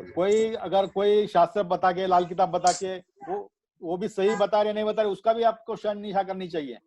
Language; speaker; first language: Hindi; non-native, local second language; Marathi